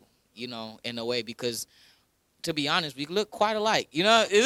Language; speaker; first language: English; early bilingual, other home language; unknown